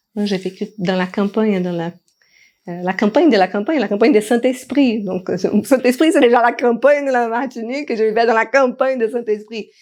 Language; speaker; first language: French; non-native, fluent; Portuguese